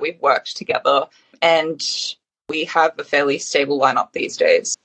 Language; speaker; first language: English; native; English